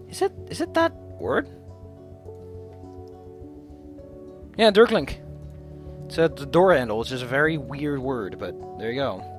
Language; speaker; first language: English; non-native, fluent; Dutch